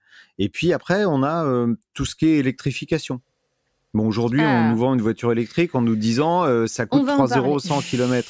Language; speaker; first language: French; native; French